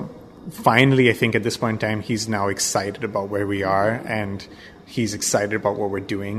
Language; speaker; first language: English; non-native, local second language; Bangla